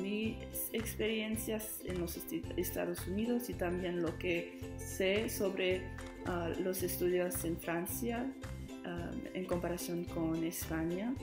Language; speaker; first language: Spanish; non-native, learner; English